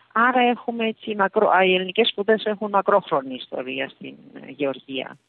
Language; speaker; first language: Greek; early bilingual, heritage; Greek